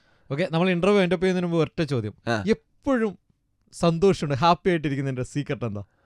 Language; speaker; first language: Malayalam; native; Malayalam